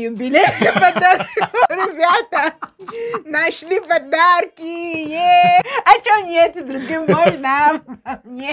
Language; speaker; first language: Russian; non-native, learner; English